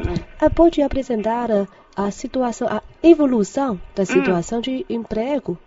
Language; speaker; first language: Portuguese; non-native, fluent; Chinese